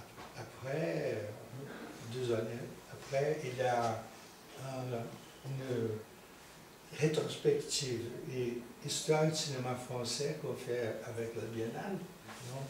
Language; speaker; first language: French; non-native, fluent; Portuguese